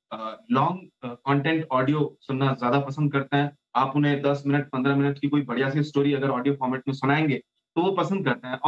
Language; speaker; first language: Hindi; native; Hindi